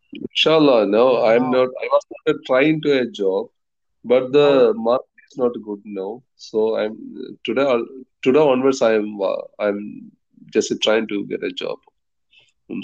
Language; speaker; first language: English; non-native, learner; Malayalam